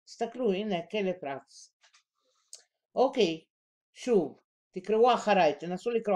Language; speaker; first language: Hebrew; non-native, fluent; Russian